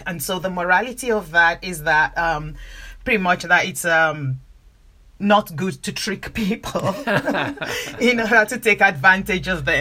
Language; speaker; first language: English; non-native, local second language; Yoruba